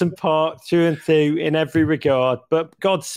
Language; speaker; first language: English; native; English